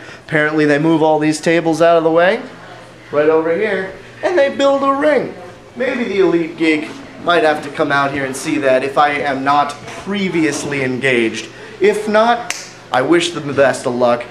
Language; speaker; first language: English; native; English